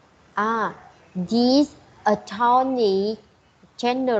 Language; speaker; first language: English; non-native, learner; Vietnamese